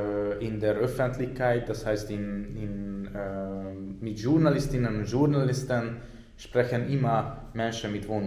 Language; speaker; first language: German; non-native, fluent; Hungarian